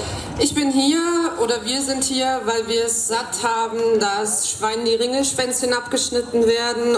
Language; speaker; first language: German; native; German